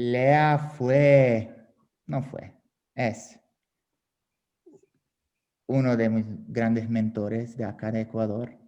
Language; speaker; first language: Spanish; non-native, fluent; Hungarian